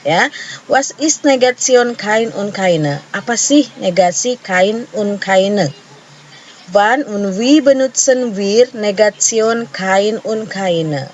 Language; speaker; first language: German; non-native, fluent; Indonesian